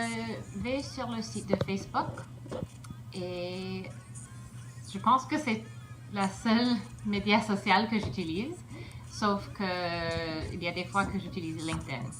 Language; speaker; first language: French; non-native, fluent; English